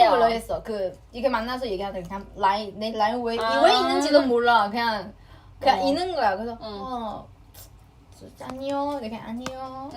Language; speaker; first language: Korean; non-native, fluent; Chinese